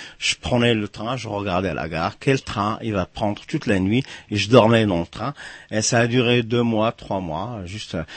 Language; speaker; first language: French; non-native, local second language; Arabic